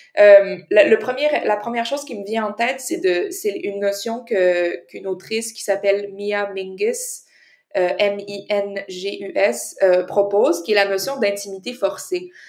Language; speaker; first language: French; native; French